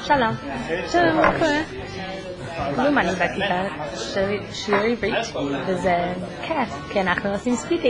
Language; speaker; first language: Hebrew; non-native, learner; English